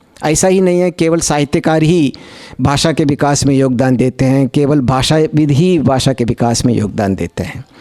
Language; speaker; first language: Hindi; non-native, local second language; Telugu